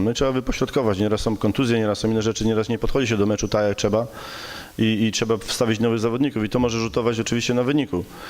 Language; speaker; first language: Polish; native; Polish